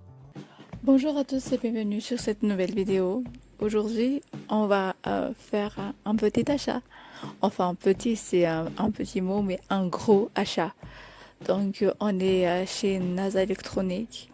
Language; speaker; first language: French; non-native, local second language; Malagasy